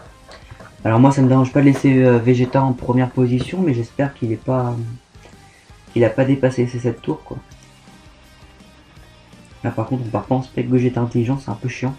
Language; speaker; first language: French; native; French